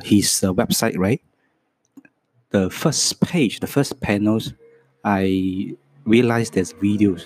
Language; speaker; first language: English; non-native, local second language; Cantonese